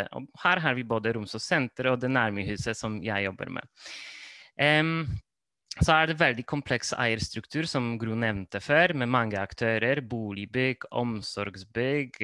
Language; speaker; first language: Norwegian; non-native, fluent; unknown